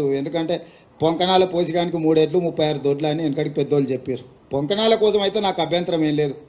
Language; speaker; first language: Telugu; native; Telugu